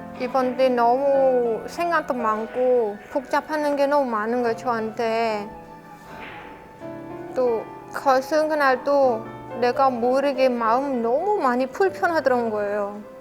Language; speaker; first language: Korean; non-native, learner; Khmer